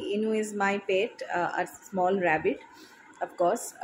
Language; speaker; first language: Hindi; non-native, local second language; Bangla